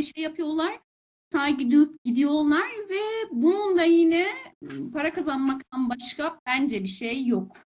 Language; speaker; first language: Turkish; non-native, fluent; Persian